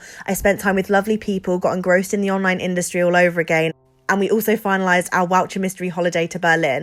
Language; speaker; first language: English; native; English